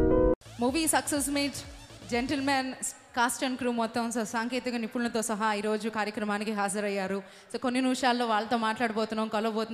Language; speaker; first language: Telugu; native; Telugu